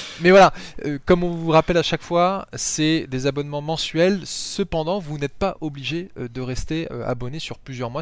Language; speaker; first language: French; native; French